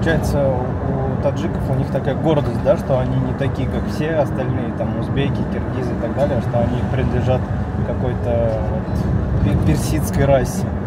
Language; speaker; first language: Russian; native; Russian